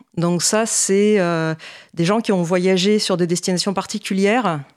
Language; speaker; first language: French; native; French